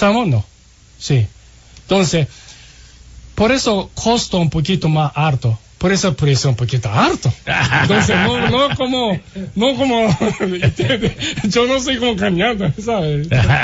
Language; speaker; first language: Spanish; non-native, learner; Japanese